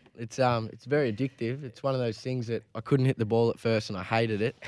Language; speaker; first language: English; native; English